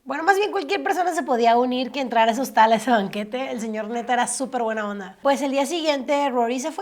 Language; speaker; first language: Spanish; native; Spanish